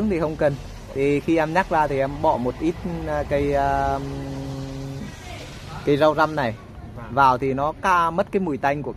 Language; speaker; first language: Vietnamese; native; Vietnamese